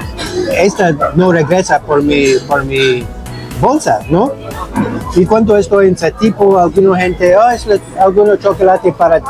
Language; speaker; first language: Spanish; non-native, learner; English